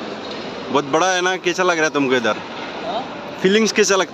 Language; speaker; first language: Hindi; non-native, local second language; Assamese